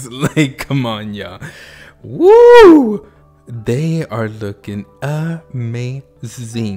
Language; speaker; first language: English; native; English